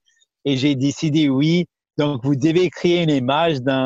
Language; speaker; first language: French; non-native, local second language; Punjabi